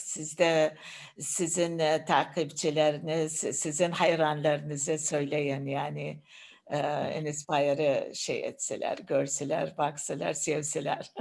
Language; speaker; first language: Turkish; non-native, learner; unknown